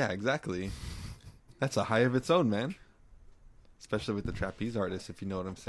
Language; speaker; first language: English; native; English